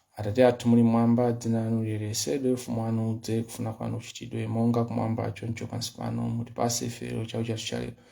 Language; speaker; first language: Nyanja; non-native, local second language; Yao